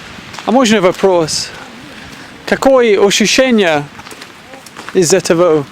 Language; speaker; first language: Russian; non-native, learner; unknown